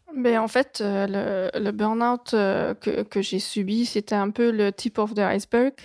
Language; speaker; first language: French; non-native, fluent; Hungarian